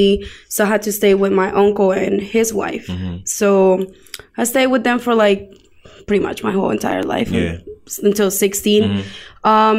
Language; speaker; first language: English; non-native, fluent; Spanish